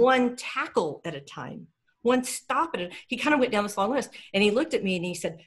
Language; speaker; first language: English; native; English